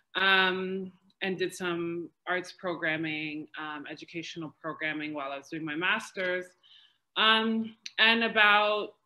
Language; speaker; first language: English; native; English